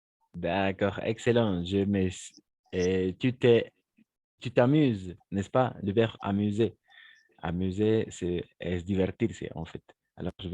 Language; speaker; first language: French; non-native, fluent; Spanish